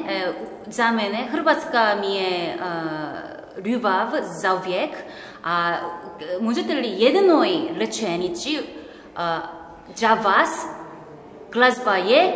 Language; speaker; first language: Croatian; non-native, learner; Korean